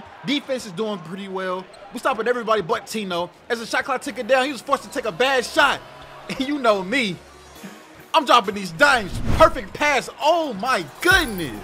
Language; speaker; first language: English; native; English